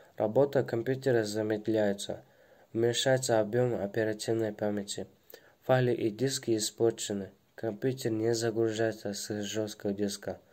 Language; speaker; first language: Russian; non-native, local second language; Kyrgyz